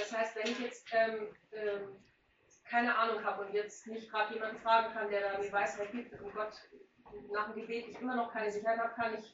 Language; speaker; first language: German; native; German